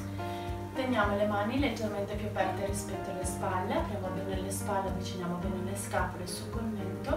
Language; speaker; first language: Italian; native; Italian